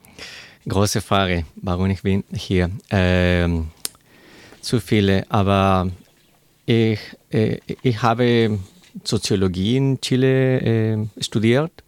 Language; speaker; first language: German; non-native, learner; Spanish